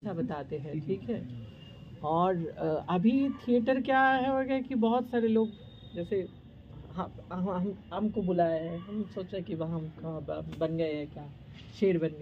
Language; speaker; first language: Hindi; non-native, local second language; Bangla